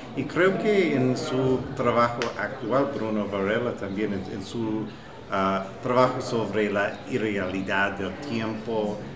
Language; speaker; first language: Spanish; non-native, fluent; English